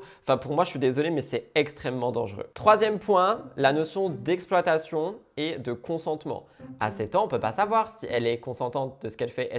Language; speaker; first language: French; native; French